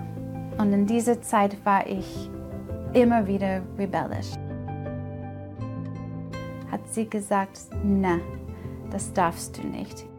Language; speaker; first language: German; non-native, fluent; English